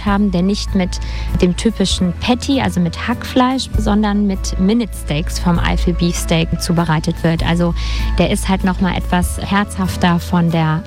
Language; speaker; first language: German; native; German